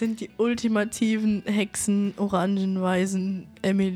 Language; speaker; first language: German; native; German